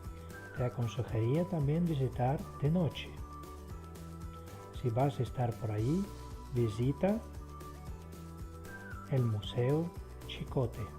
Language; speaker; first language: Spanish; non-native, fluent; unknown